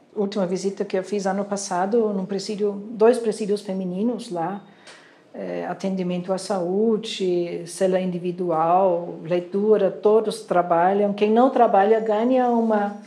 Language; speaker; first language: Portuguese; non-native, fluent; German